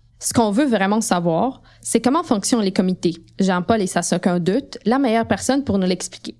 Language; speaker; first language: French; non-native, fluent; Spanish